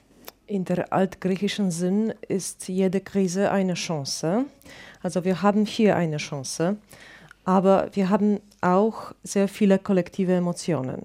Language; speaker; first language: German; non-native, fluent; Polish